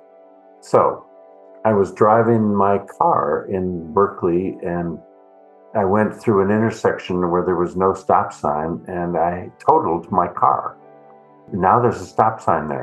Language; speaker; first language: English; native; English